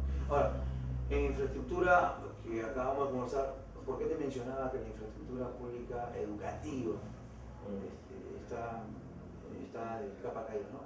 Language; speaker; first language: Spanish; native; Spanish